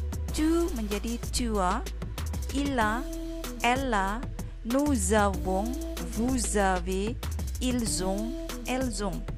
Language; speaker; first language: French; non-native, learner; Indonesian